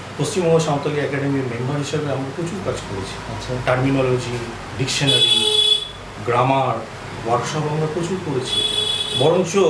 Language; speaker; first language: Bangla; non-native, local second language; Santali